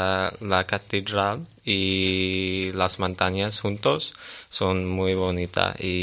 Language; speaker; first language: Spanish; non-native, learner; English